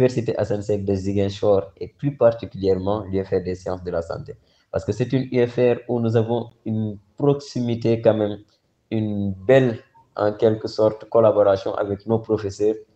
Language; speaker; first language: French; non-native, local second language; Wolof